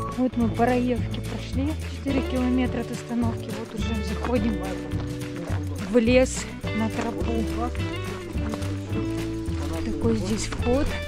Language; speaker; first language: Russian; native; Russian